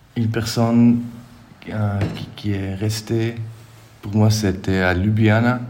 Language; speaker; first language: French; non-native, learner; German